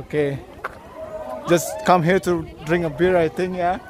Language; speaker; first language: English; non-native, learner; Indonesian